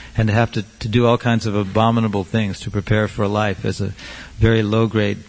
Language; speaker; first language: English; native; English